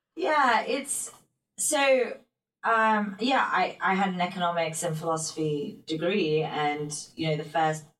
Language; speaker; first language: English; native; English